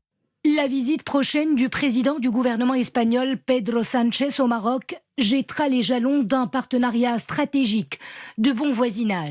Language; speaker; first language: French; non-native, local second language; Arabic